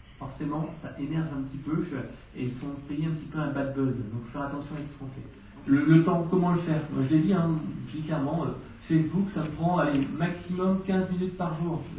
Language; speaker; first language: French; native; French